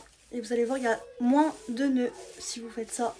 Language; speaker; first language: French; native; French